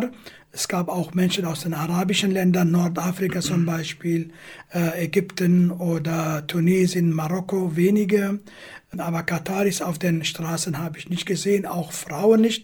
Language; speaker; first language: German; non-native, fluent; Kurdish